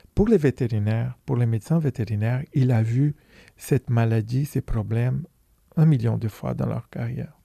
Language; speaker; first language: French; non-native, fluent; Portuguese